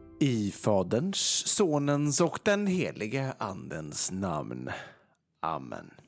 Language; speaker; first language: Swedish; native; Swedish